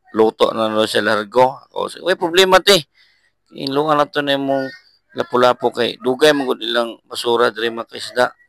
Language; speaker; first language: Cebuano; native; Cebuano